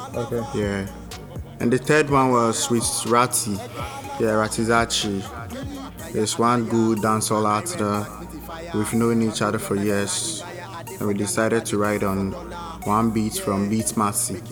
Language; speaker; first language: English; non-native, local second language; Ewe